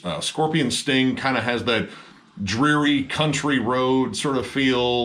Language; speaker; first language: English; native; English